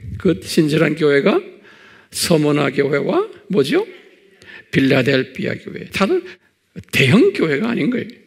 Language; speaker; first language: Korean; native; Korean